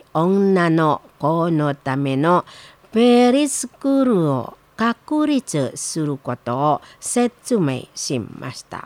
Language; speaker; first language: Japanese; non-native, learner; Indonesian